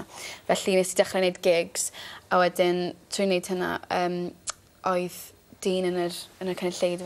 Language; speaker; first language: Welsh; native; Welsh